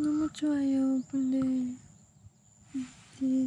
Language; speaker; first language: Korean; non-native, learner; Spanish